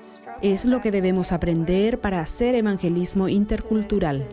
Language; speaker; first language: Spanish; non-native, fluent; English